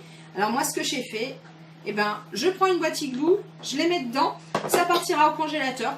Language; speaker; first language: French; native; French